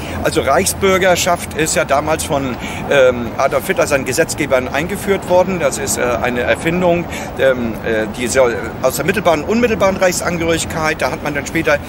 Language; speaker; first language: German; native; German